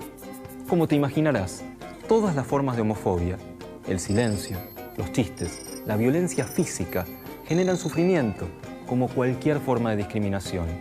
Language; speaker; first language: Spanish; native; Spanish